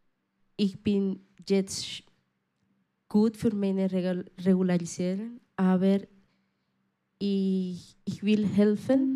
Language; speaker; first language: German; non-native, learner; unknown